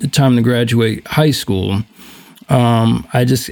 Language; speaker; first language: English; native; English